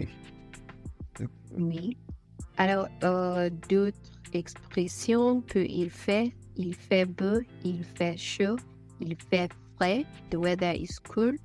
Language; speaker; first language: French; non-native, learner; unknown